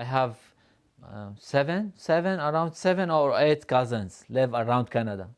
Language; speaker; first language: English; non-native, learner; Arabic